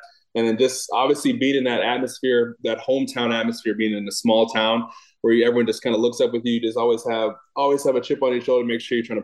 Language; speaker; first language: English; native; English